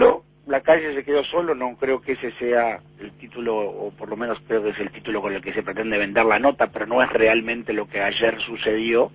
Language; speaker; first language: Spanish; native; Spanish